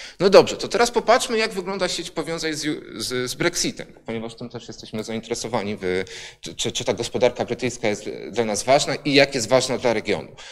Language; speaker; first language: Polish; native; Polish